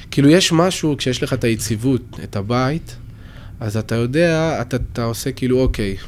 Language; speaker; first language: Hebrew; early bilingual, other home language; French